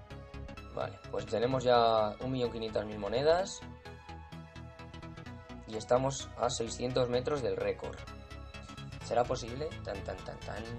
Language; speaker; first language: Spanish; native; Spanish